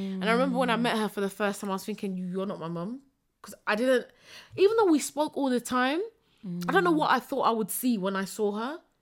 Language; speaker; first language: English; early bilingual, other home language; Spanish